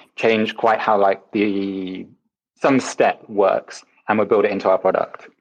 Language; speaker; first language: English; native; English